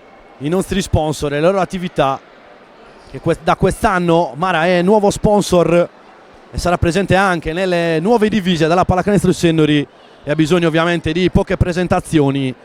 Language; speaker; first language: Italian; native; Italian